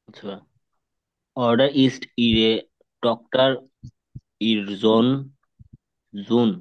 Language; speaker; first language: German; non-native, learner; Bangla